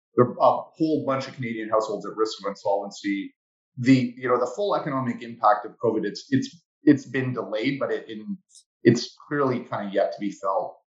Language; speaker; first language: English; native; English